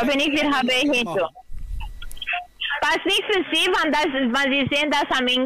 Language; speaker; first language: German; non-native, learner; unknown